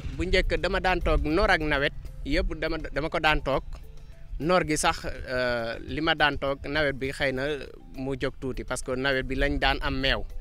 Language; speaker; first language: Wolof; non-native, local second language; Fula